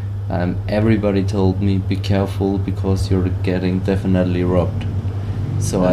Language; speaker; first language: English; non-native, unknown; German